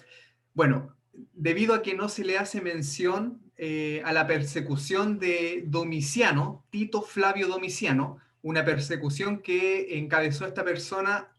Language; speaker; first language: Spanish; native; Spanish